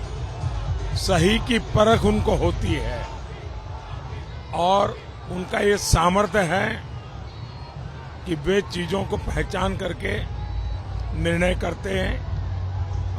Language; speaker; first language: Hindi; non-native, local second language; Gujarati